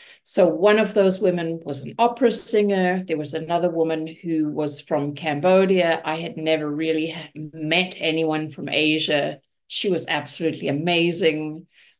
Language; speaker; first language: English; native; English